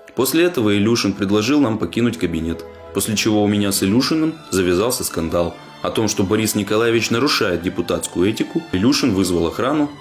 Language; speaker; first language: Russian; non-native, local second language; Ingush